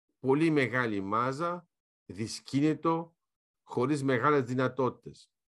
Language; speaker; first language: Greek; early bilingual, heritage; Greek